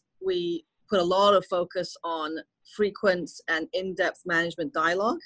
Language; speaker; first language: English; non-native, local second language; Cantonese